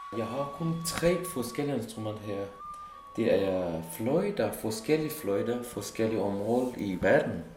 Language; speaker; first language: Danish; non-native, fluent; Kurdish